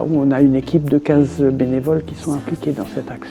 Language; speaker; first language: French; native; French